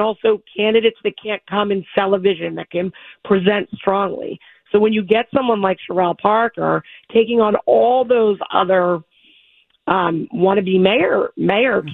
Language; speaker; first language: English; native; English